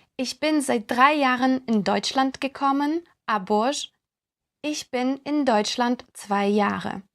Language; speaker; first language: German; non-native, fluent; Ukrainian